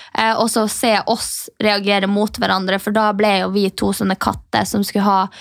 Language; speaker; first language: Norwegian; native; Norwegian